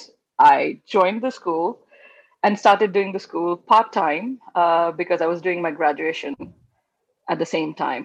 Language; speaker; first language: English; non-native, local second language; Hindi